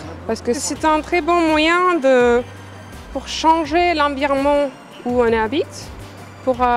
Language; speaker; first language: French; non-native, learner; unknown